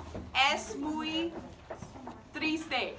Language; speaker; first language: Spanish; non-native, learner; English